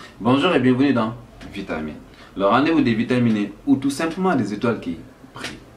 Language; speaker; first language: French; non-native, local second language; Wolof